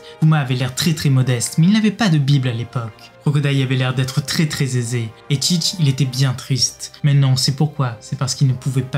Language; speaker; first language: French; native; French